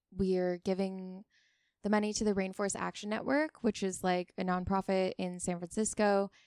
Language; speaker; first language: English; native; English